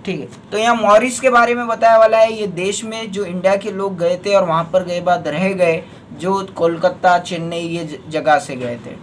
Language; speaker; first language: Hindi; non-native, local second language; Marathi